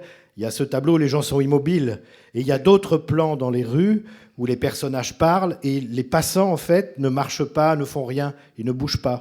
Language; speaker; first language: French; native; French